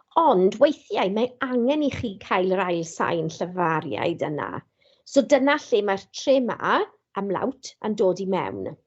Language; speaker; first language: Welsh; non-native, local second language; English